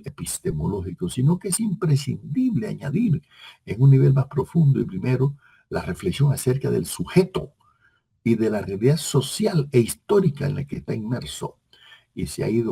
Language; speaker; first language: Spanish; native; Spanish